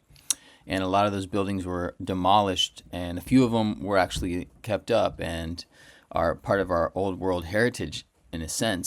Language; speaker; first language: English; native; English